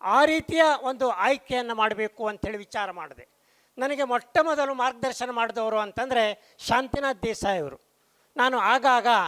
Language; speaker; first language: Kannada; non-native, local second language; Konkani